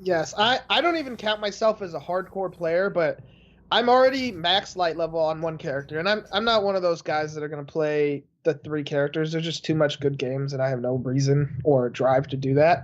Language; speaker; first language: English; native; English